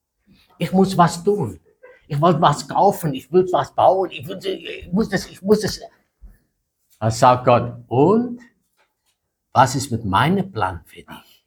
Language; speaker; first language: German; non-native, fluent; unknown